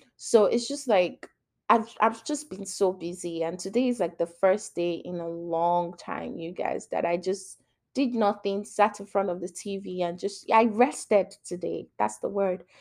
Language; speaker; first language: English; non-native, local second language; Yoruba